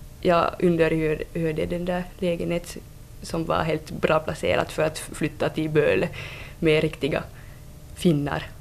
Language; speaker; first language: Swedish; non-native, fluent; French